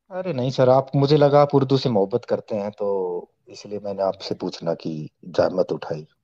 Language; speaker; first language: Hindi; native; Hindi